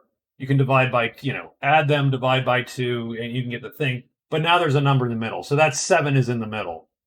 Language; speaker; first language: English; native; English